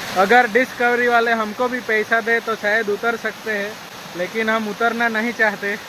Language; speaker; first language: Hindi; non-native, local second language; Gujarati